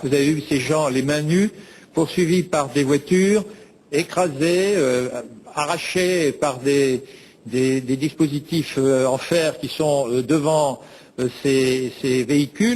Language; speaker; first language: French; native; French